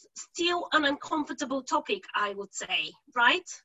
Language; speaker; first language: English; non-native, fluent; Bulgarian